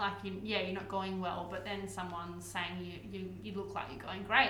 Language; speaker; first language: English; native; English